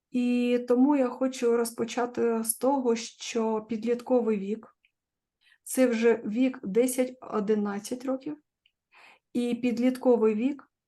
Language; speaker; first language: Ukrainian; non-native, local second language; Russian